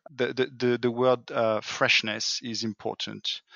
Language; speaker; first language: English; non-native, fluent; French